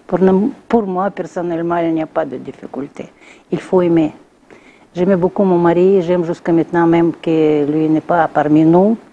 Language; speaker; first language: French; non-native, learner; Russian